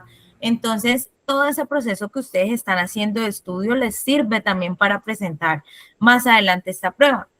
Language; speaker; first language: Spanish; native; Spanish